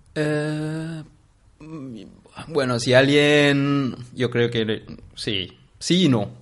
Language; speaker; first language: Spanish; non-native, fluent; Arabic